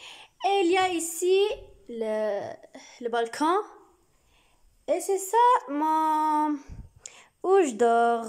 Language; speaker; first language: French; non-native, learner; Arabic